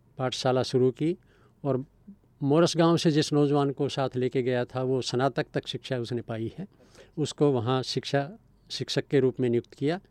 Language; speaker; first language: Hindi; native; Hindi